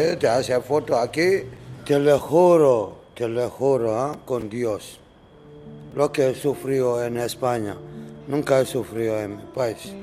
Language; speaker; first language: Spanish; non-native, learner; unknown